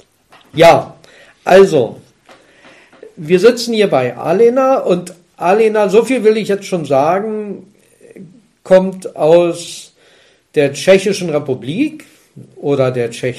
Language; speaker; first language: German; native; German